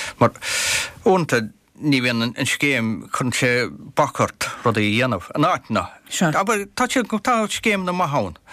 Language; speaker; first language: Irish; native; Irish